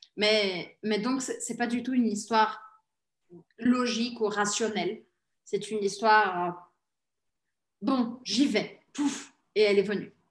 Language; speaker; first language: French; early bilingual, heritage; Portuguese